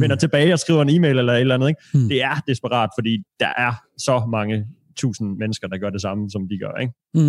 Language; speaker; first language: Danish; native; Danish